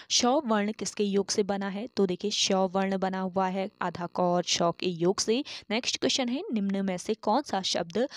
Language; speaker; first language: Hindi; native; Hindi